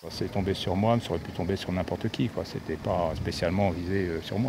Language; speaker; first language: French; native; French